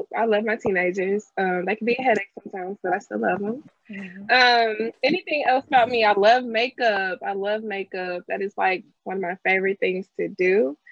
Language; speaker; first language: English; native; English